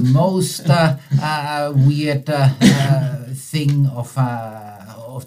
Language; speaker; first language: English; non-native, fluent; Italian